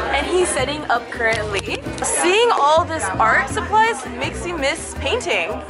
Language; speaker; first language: English; native; English